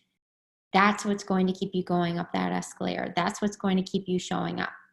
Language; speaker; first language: English; native; English